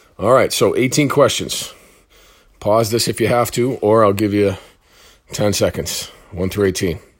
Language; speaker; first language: English; native; English